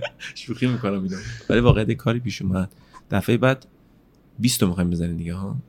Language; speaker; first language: Persian; native; Persian